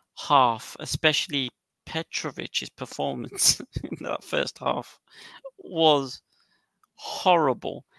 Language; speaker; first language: English; native; English